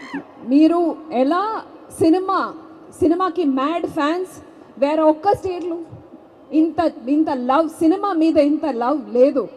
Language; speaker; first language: Telugu; non-native, fluent; Malayalam